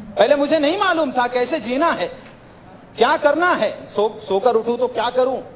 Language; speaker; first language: Hindi; native; Hindi